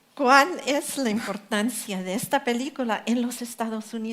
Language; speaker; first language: Spanish; early bilingual, heritage; Spanish